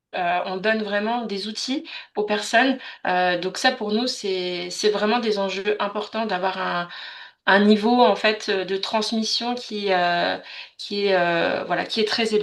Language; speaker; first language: French; native; French